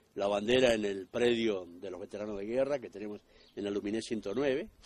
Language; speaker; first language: Spanish; native; Spanish